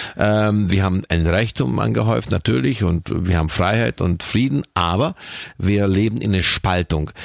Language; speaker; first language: German; non-native, fluent; Hungarian